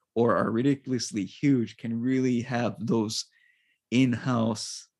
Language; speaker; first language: English; native; English